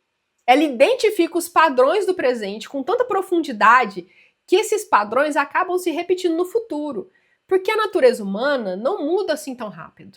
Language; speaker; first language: Portuguese; native; Portuguese